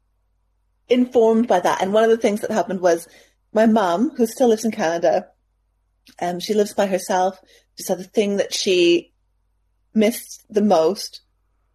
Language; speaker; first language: English; native; English